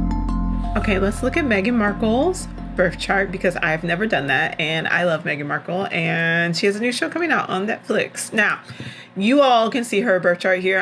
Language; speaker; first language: English; native; English